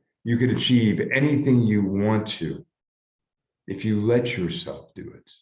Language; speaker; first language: English; native; English